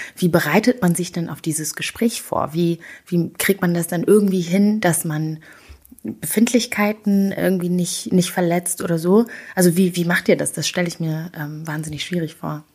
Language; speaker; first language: German; early bilingual, other home language; Kinyarwanda